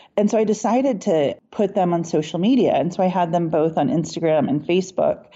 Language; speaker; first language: English; native; English